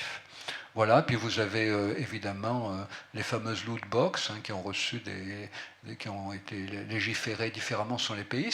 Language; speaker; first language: French; native; French